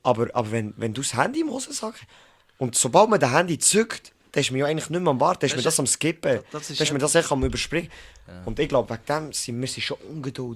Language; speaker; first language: German; native; German